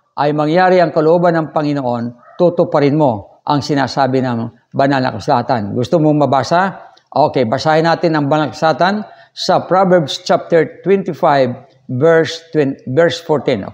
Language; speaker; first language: Filipino; non-native, local second language; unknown